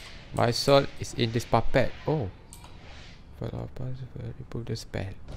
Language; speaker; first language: English; non-native, local second language; Malay